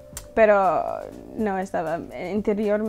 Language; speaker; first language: Spanish; early bilingual, heritage; English